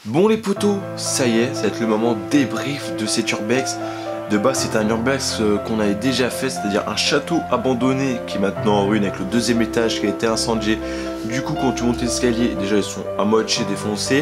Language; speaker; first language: French; native; French